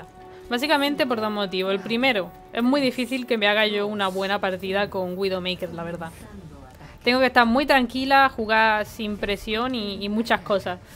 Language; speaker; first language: Spanish; native; Spanish